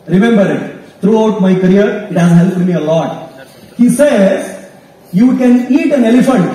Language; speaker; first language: English; non-native, local second language; Kannada